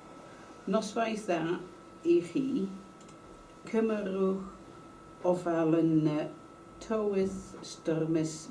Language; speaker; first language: Welsh; non-native, learner; English